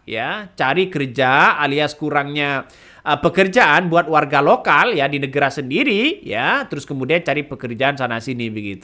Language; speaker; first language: Indonesian; native; Indonesian